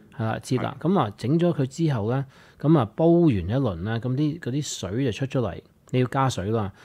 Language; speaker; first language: Cantonese; native; Cantonese